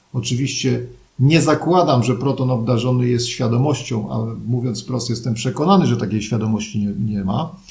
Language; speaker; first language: Polish; native; Polish